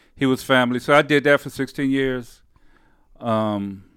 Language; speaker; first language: English; native; English